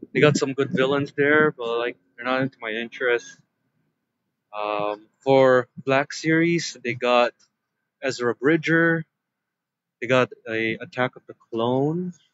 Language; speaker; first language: English; native; English